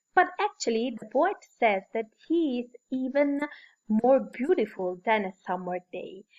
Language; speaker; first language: English; non-native, fluent; Italian